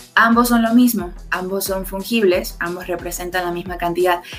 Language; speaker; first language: Spanish; native; Spanish